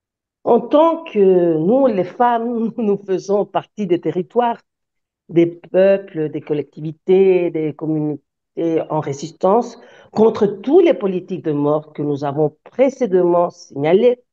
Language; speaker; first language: French; non-native, fluent; Spanish